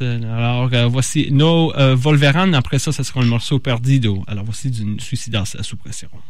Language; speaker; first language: French; native; French